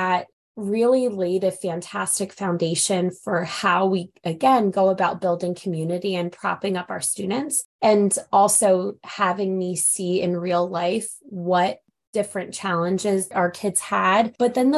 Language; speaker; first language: English; native; English